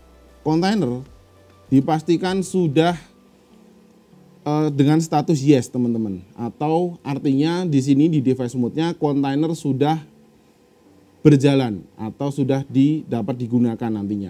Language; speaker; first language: Indonesian; native; Indonesian